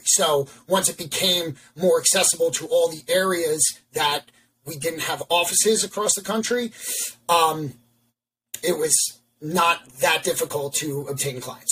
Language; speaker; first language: English; native; English